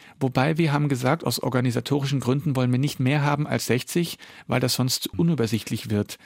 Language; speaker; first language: German; early bilingual, other home language; Dutch